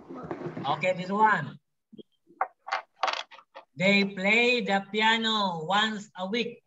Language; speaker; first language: English; non-native, fluent; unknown